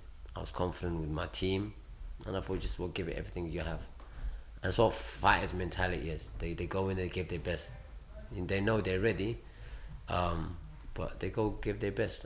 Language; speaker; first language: English; early bilingual, other home language; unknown